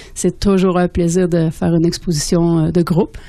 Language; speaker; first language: French; native; French